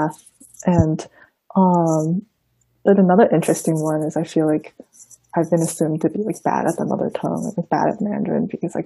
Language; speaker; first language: English; native; English